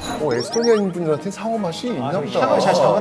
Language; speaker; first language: Korean; native; Korean